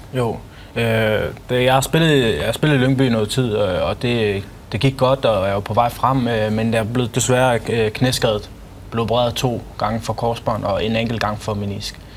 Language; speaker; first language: Danish; early bilingual, other home language; Arabic